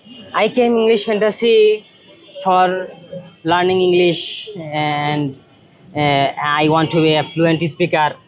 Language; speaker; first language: English; non-native, learner; Bangla